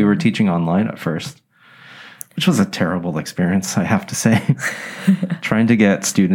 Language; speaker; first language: English; native; English